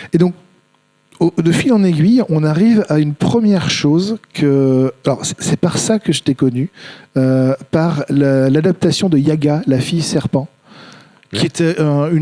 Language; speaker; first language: French; native; French